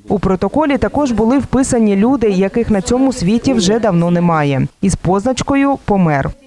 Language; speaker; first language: Ukrainian; native; Ukrainian